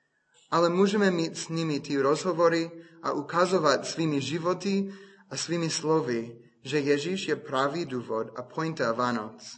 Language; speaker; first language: Czech; non-native, fluent; English